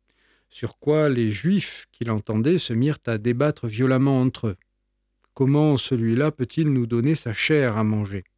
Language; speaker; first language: French; native; French